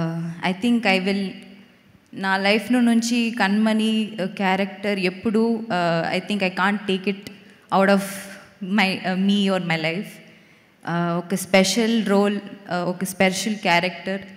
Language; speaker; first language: Telugu; non-native, fluent; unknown